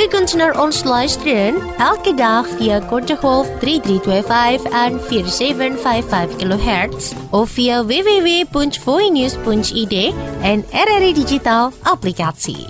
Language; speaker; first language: Dutch; non-native, fluent; Indonesian